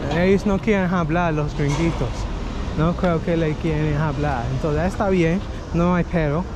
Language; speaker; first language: Spanish; non-native, learner; English